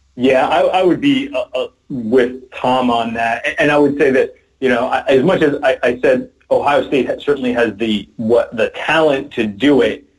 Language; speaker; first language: English; native; English